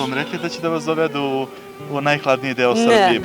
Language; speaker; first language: Bosnian; native; Bosnian